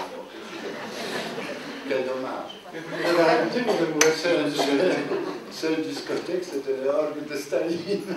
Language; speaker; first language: French; non-native, fluent; Polish